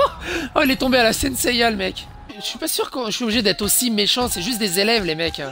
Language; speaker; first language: French; native; French